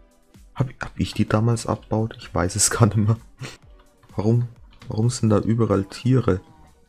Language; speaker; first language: German; native; German